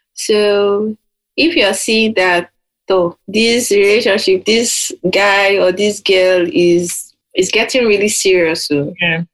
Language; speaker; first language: English; non-native, local second language; Yoruba